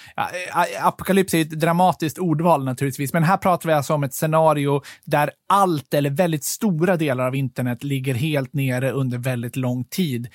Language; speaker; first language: Swedish; native; Swedish